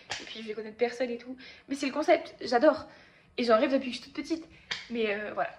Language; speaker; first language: French; native; French